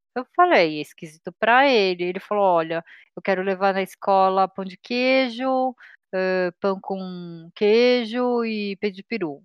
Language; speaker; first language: Portuguese; native; Portuguese